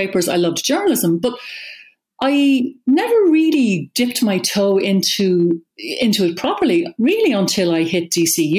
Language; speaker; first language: English; native; English